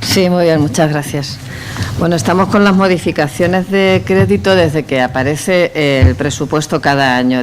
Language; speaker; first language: Spanish; native; Spanish